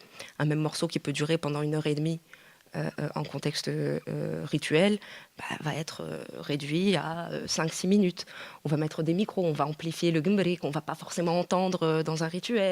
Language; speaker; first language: French; native; French